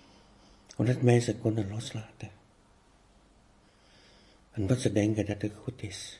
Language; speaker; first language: Dutch; non-native, fluent; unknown